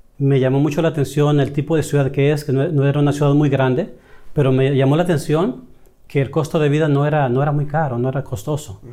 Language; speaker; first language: Spanish; native; Spanish